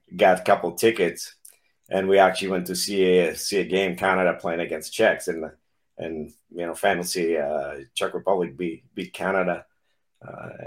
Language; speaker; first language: English; non-native, fluent; Czech